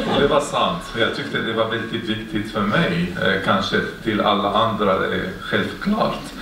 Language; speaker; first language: Swedish; non-native, fluent; Arabic